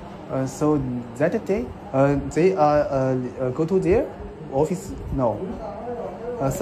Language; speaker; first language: English; non-native, learner; Chinese